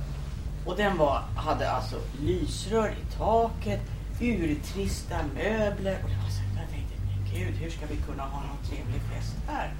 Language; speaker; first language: Swedish; native; Swedish